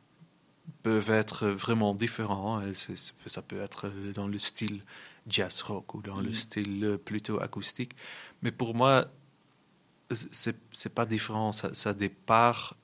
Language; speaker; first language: French; non-native, local second language; Dutch